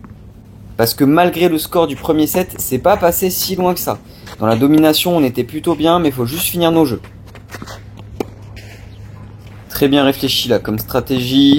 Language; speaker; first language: French; native; French